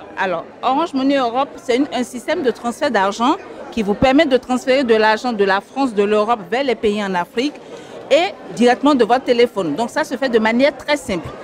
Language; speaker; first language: French; non-native, local second language; Fon